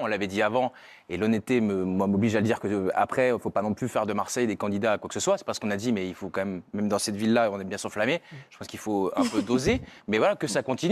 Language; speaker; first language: French; native; French